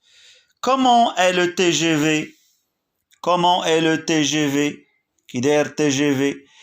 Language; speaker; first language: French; non-native, local second language; Arabic